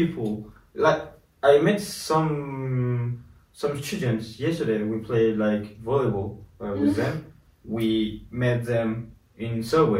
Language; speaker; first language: English; non-native, learner; French